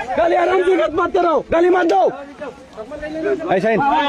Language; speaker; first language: Hindi; non-native, learner; Bangla